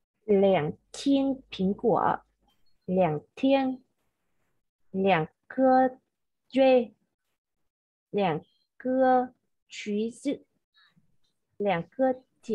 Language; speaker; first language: Chinese; non-native, learner; Vietnamese